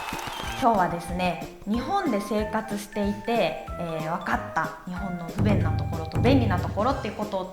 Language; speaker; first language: Japanese; native; Japanese